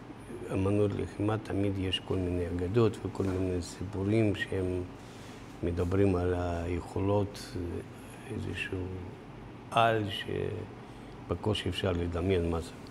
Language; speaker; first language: Hebrew; non-native, fluent; Russian